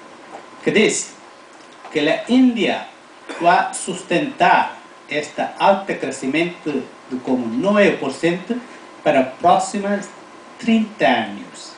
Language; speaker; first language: Spanish; non-native, fluent; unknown